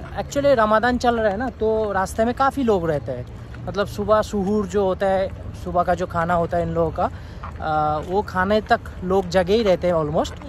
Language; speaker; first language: Hindi; native; Hindi